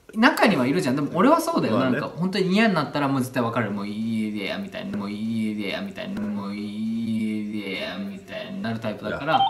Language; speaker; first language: Japanese; native; Japanese